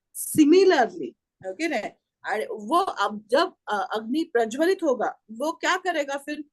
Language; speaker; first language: Hindi; non-native, local second language; Marathi